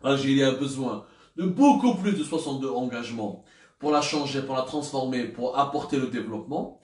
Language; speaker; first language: French; non-native, local second language; Arabic